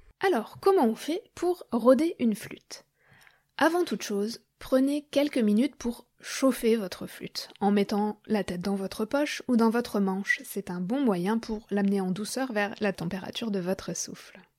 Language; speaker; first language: French; native; French